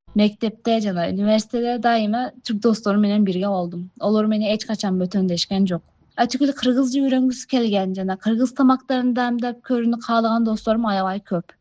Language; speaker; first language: Kyrgyz; early bilingual, heritage; Kyrgyz